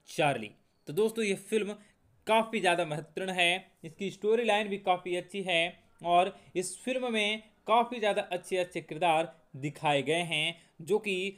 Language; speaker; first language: Hindi; native; Hindi